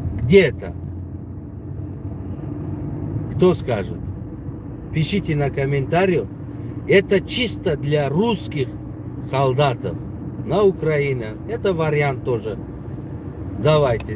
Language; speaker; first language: Russian; non-native, local second language; Tajik